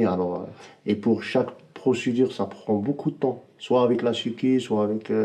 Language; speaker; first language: French; non-native, fluent; Arabic